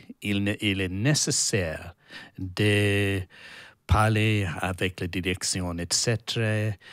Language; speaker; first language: French; non-native, learner; English